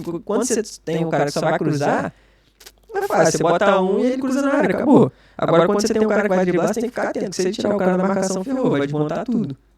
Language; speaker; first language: Portuguese; native; Portuguese